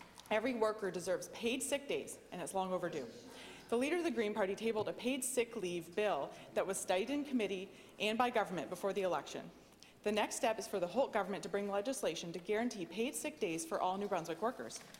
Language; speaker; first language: English; native; English